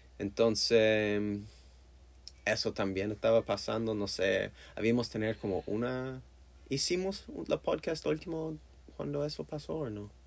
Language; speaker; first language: Spanish; non-native, learner; English